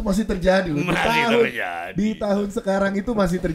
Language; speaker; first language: Indonesian; native; Indonesian